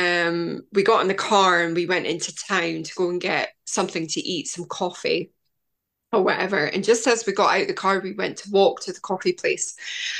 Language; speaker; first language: English; native; English